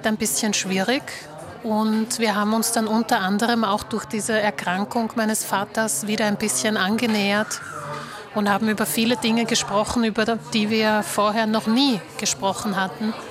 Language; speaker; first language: German; early bilingual, other home language; Slovak